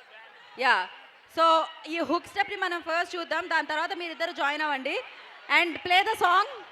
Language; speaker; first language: Telugu; native; Telugu